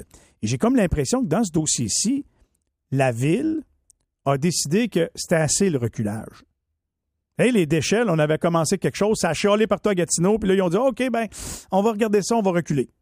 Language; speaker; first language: French; native; French